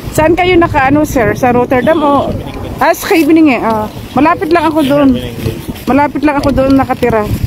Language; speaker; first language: Filipino; native; Filipino